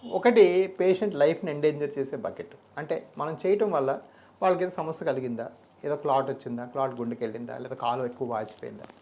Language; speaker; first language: Telugu; native; Telugu